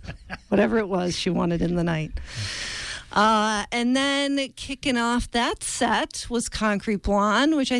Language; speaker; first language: English; native; English